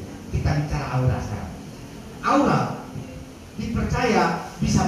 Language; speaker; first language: Indonesian; native; Indonesian